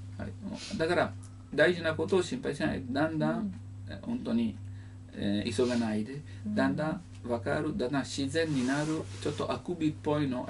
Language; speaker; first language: Japanese; non-native, learner; Italian